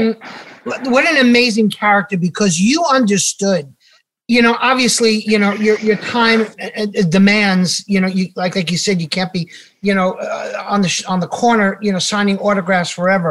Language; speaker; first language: English; native; English